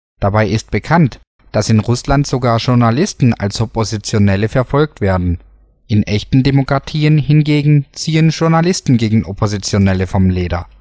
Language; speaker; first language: German; native; German